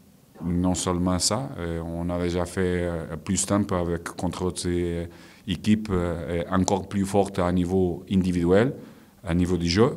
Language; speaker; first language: French; non-native, fluent; Portuguese